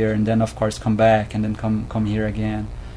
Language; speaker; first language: English; non-native, fluent; Portuguese